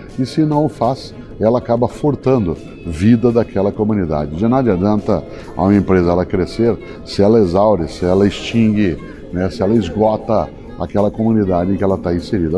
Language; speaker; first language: Portuguese; native; Portuguese